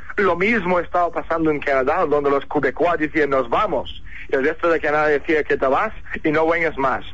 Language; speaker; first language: Spanish; non-native, fluent; Russian